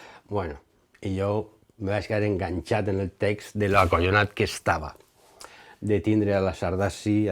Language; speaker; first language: Catalan; native; Catalan